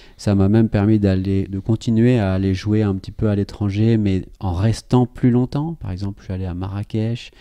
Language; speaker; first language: French; native; French